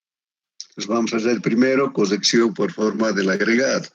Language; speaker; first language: Spanish; native; Spanish